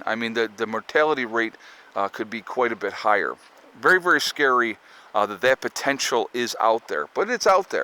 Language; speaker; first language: English; native; English